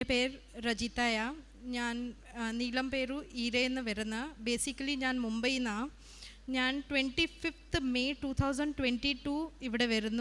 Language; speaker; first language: Malayalam; early bilingual, heritage; Malayalam